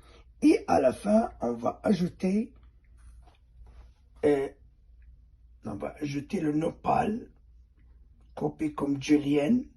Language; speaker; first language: French; non-native, fluent; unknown